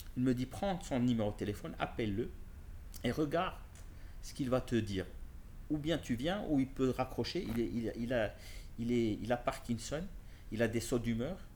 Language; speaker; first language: French; non-native, local second language; Arabic